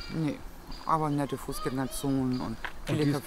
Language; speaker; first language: German; native; German